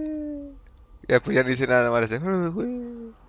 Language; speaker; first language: Spanish; native; Spanish